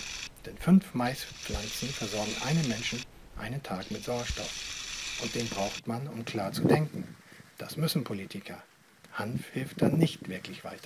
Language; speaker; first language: German; native; German